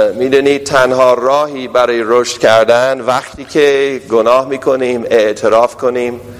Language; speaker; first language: Persian; non-native, fluent; English